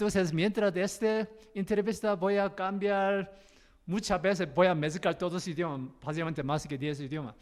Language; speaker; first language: Spanish; non-native, learner; Korean